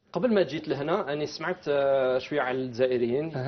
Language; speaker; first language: Arabic; non-native, fluent; English